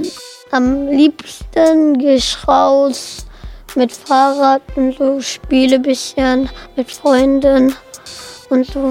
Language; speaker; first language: German; non-native, local second language; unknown